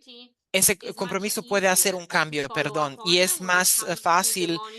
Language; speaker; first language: Spanish; non-native, fluent; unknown